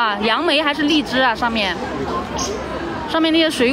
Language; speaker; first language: Chinese; native; Chinese